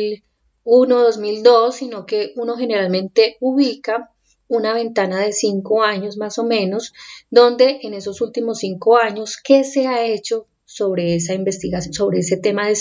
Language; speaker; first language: Spanish; native; Spanish